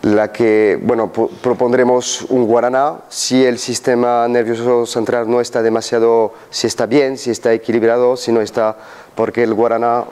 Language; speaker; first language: Spanish; non-native, fluent; French